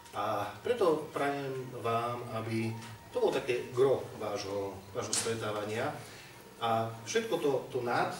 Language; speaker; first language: Slovak; native; Slovak